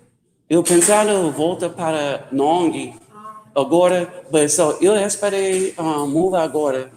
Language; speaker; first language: Portuguese; non-native, learner; English